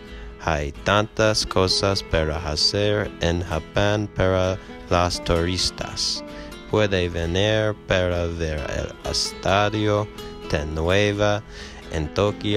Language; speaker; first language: Spanish; non-native, learner; English